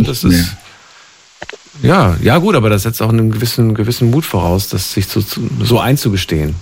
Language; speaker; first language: German; native; German